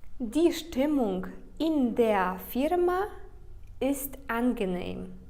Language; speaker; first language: German; non-native, fluent; Polish